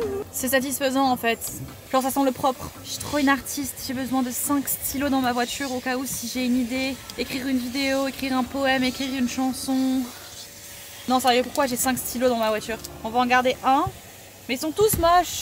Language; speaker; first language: French; native; French